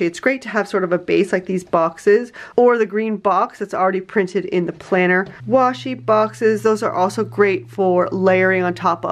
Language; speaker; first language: English; native; English